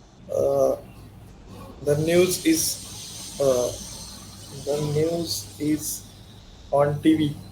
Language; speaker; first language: English; non-native, learner; Hindi